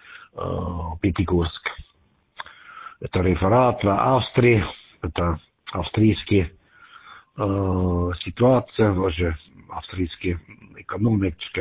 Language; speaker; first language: Russian; non-native, learner; German